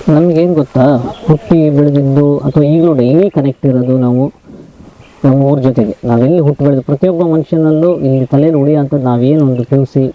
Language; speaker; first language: Kannada; native; Kannada